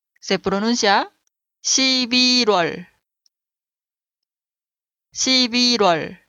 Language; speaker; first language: Spanish; non-native, fluent; Korean